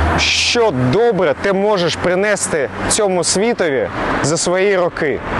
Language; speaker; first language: Ukrainian; non-native, local second language; Russian